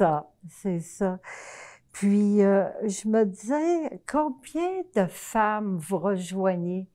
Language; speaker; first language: French; native; French